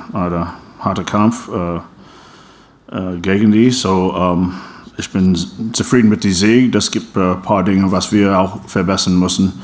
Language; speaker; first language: German; non-native, fluent; English